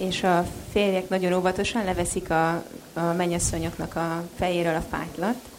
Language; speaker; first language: Hungarian; native; Hungarian